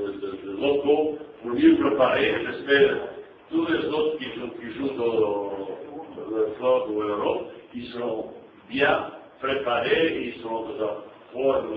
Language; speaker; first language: French; non-native, fluent; Bosnian